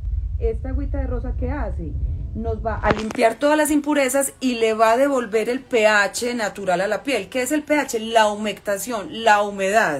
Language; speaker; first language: Spanish; native; Spanish